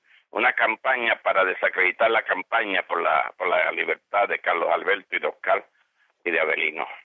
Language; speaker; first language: Spanish; native; Spanish